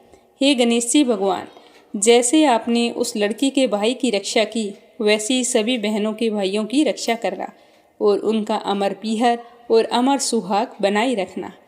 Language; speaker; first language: Hindi; native; Hindi